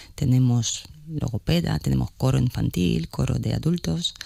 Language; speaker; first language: Spanish; non-native, fluent; Ukrainian